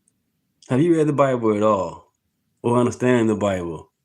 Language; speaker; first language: English; native; English